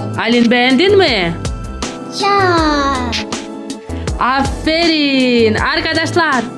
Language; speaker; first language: Turkish; non-native, learner; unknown